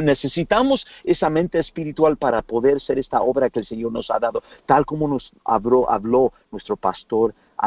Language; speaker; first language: Spanish; early bilingual, heritage; Spanish